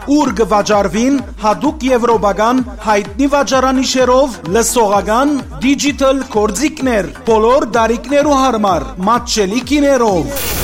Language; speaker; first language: Armenian; native; Armenian